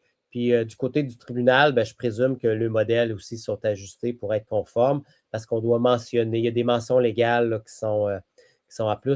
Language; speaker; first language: French; native; French